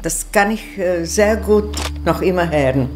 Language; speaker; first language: German; non-native, fluent; Czech